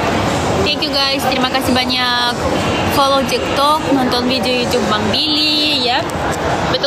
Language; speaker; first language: Indonesian; non-native, learner; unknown